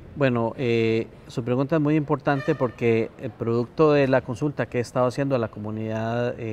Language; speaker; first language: Spanish; native; Spanish